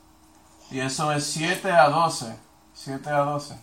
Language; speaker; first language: Spanish; non-native, fluent; English